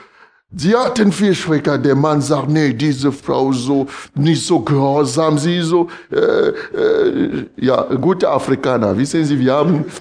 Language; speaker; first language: German; non-native, fluent; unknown